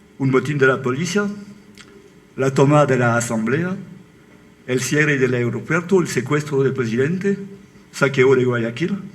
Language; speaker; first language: Spanish; non-native, fluent; French